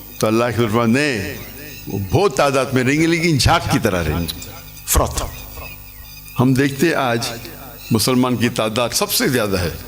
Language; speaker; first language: Urdu; non-native, local second language; English